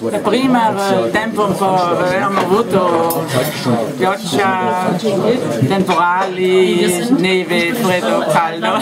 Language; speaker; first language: Italian; non-native, local second language; German